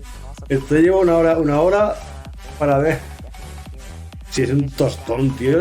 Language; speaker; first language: Spanish; native; Spanish